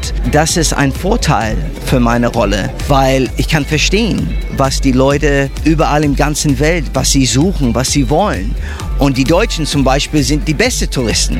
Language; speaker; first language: German; non-native, fluent; English